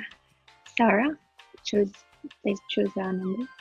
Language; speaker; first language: English; non-native, learner; Arabic